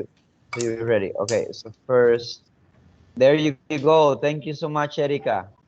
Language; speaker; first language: English; non-native, fluent; Spanish